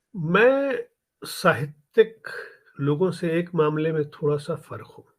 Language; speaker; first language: Hindi; native; Hindi